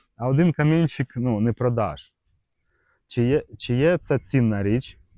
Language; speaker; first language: Ukrainian; non-native, local second language; Russian